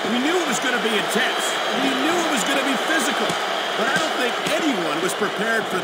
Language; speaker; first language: English; native; English